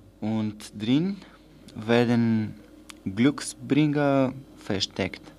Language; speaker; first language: German; non-native, learner; Bulgarian